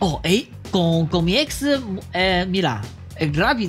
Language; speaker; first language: Spanish; non-native, learner; Chinese